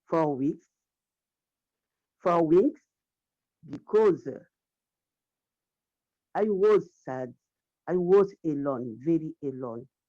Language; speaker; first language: English; non-native, learner; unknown